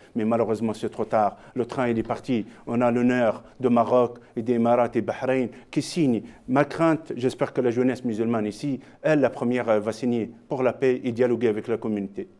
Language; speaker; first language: French; non-native, local second language; Arabic